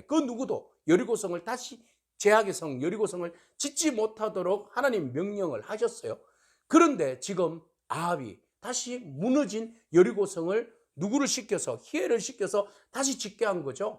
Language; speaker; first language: Korean; native; Korean